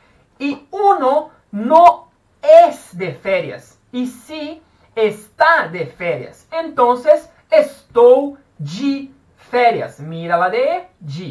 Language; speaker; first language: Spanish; non-native, fluent; Portuguese